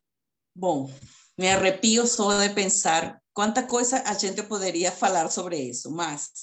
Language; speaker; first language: Portuguese; non-native, fluent; Spanish